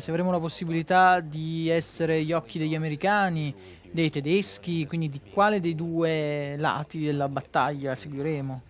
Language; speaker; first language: Italian; native; Italian